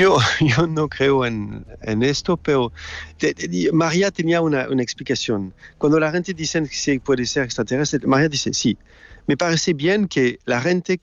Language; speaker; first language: Spanish; non-native, fluent; French